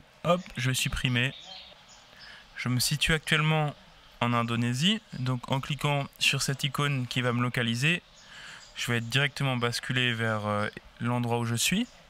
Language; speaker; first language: French; native; French